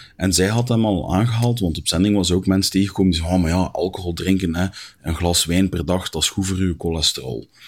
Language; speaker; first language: Dutch; native; Dutch